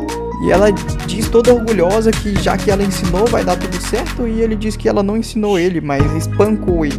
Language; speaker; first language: Portuguese; native; Portuguese